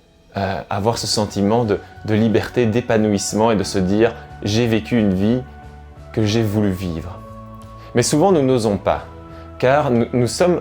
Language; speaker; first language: French; native; French